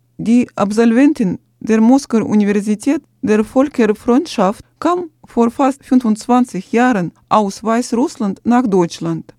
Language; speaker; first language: German; non-native, fluent; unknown